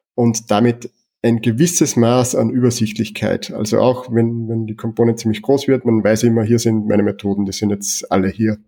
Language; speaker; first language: German; native; German